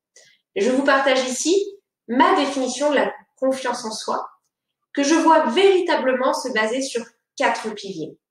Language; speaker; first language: French; native; French